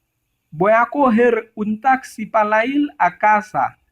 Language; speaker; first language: Spanish; non-native, learner; Haitian Creole